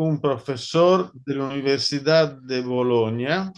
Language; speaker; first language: Spanish; non-native, fluent; Italian